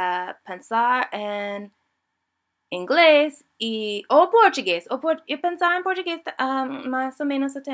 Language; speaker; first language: Portuguese; non-native, learner; English